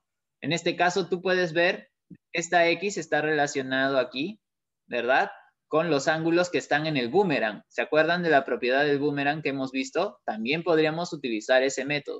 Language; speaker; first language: Spanish; native; Spanish